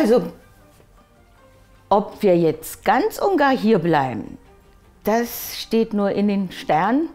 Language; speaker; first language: German; early bilingual, other home language; Japanese